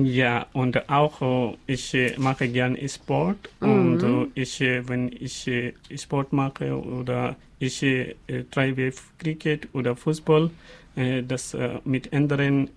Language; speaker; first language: German; non-native, learner; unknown